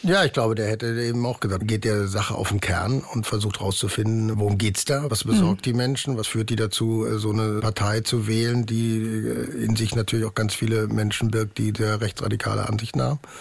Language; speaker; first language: German; native; German